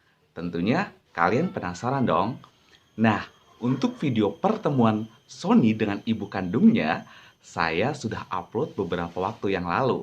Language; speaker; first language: Indonesian; native; Indonesian